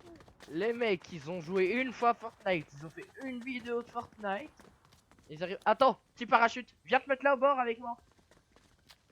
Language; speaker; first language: French; native; French